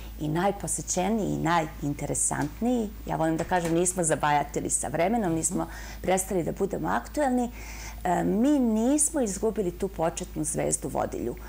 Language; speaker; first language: Bosnian; native; Bosnian